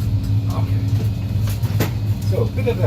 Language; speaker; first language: German; non-native, learner; English